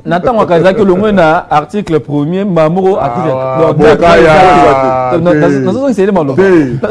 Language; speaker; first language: French; non-native, local second language; Lingala